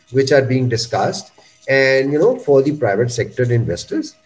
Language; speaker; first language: English; non-native, local second language; Urdu